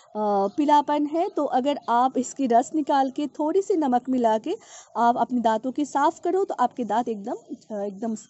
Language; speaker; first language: Hindi; non-native, local second language; Bangla